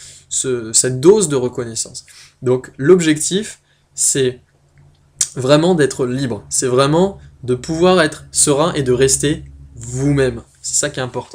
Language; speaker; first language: French; native; French